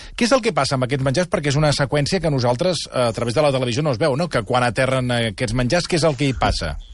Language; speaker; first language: Catalan; native; Catalan